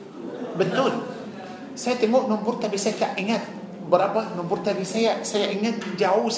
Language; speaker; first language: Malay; non-native, fluent; Arabic